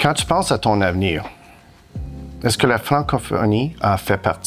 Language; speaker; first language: French; native; French